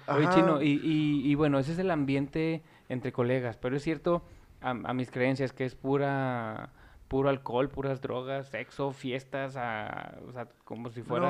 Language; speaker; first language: Spanish; native; Spanish